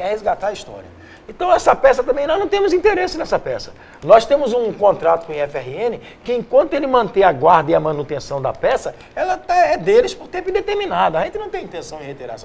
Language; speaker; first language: Portuguese; native; Portuguese